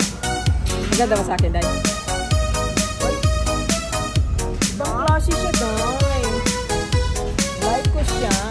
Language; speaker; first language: Filipino; non-native, local second language; Cebuano